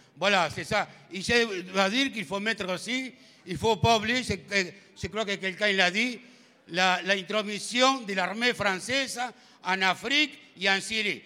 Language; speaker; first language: French; non-native, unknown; Spanish